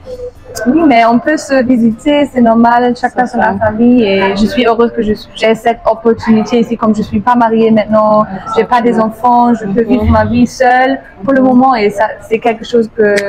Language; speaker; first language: French; non-native, fluent; German